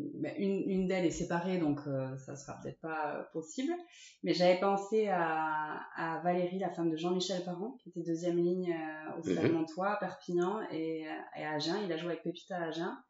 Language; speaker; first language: French; native; French